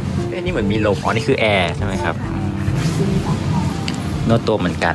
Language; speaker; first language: Thai; native; Thai